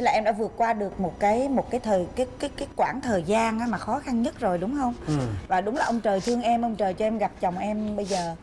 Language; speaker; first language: Vietnamese; native; Vietnamese